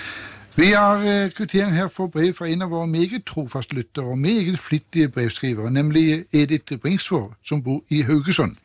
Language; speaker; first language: Norwegian; native; Norwegian